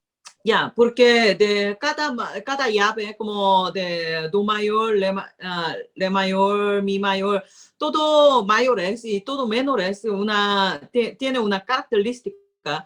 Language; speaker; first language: Spanish; non-native, learner; Korean